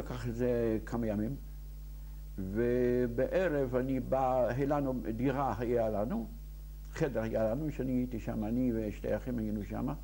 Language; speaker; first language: Hebrew; non-native, fluent; Yiddish